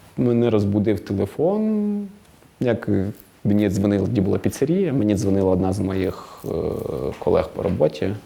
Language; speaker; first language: Ukrainian; non-native, local second language; Russian